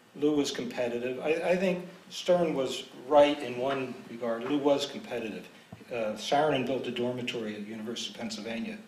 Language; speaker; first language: English; native; English